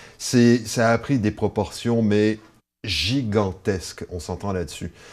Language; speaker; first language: French; native; French